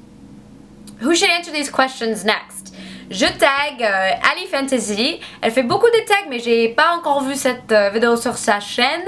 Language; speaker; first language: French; non-native, learner; English